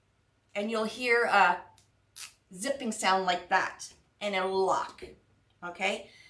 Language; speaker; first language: English; native; English